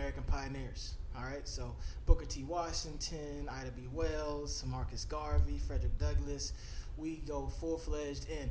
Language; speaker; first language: English; native; English